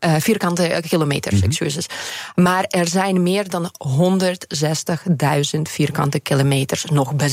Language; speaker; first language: Dutch; non-native, fluent; Ukrainian